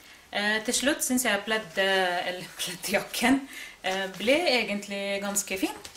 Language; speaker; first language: Norwegian; non-native, fluent; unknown